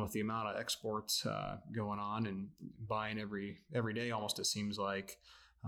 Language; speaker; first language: English; native; English